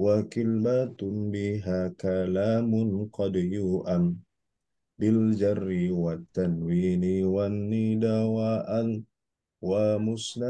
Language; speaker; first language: Arabic; non-native, fluent; Indonesian